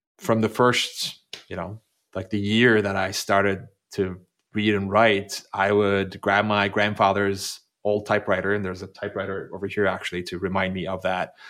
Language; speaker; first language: English; non-native, fluent; Turkish